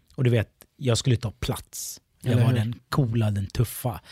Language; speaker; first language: Swedish; early bilingual, other home language; Arabic